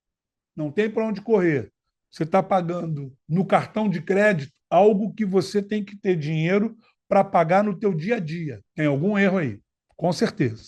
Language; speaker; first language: Portuguese; native; Portuguese